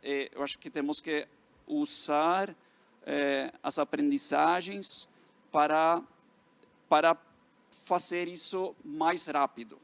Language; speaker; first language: Portuguese; non-native, fluent; Norwegian